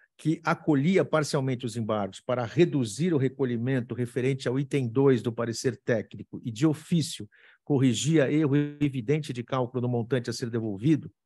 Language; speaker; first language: Portuguese; native; Portuguese